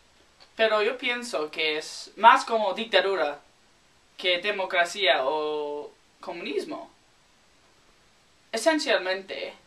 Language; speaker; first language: Spanish; non-native, learner; English